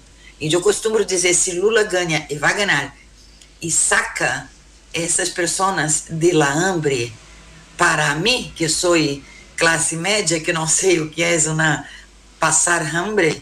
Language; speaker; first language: Spanish; non-native, learner; Portuguese